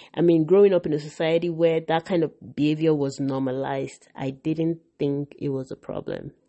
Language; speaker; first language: English; non-native, local second language; Yoruba